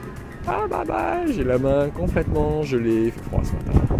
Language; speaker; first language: French; native; French